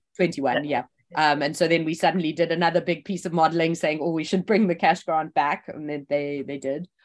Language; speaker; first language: English; native; English